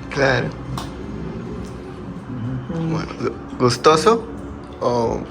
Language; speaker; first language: Spanish; native; Spanish